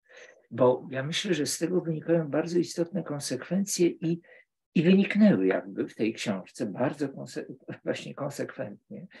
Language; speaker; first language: Polish; native; Polish